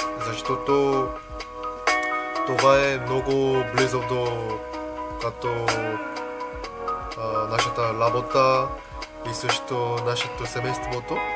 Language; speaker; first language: Bulgarian; non-native, learner; Korean